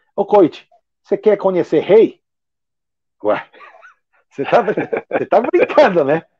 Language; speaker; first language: Portuguese; non-native, fluent; Japanese